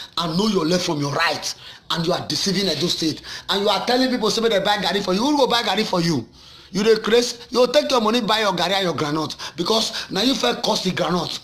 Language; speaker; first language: Nigerian Pidgin; non-native, local second language; Esan